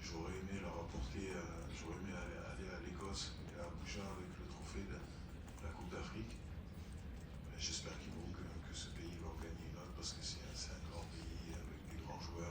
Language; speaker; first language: French; native; French